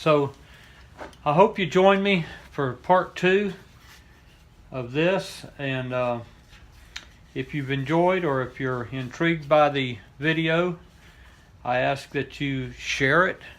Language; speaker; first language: English; native; English